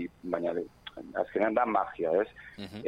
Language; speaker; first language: Basque; non-native, local second language; Spanish